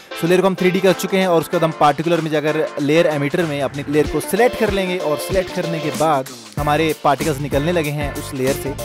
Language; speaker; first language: Hindi; native; Hindi